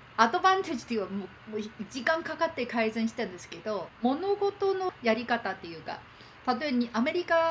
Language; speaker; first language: Japanese; non-native, fluent; Chinese